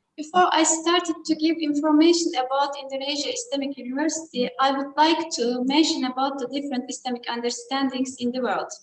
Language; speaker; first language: English; non-native, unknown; Turkish